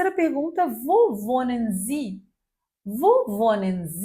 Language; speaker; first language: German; non-native, fluent; Portuguese